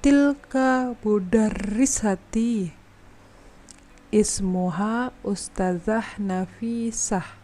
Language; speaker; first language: Arabic; non-native, fluent; Indonesian